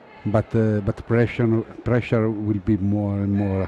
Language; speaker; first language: English; non-native, fluent; Italian